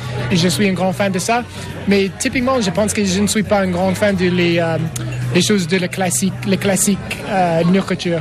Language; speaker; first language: French; non-native, learner; English